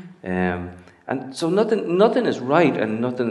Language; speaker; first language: English; native; English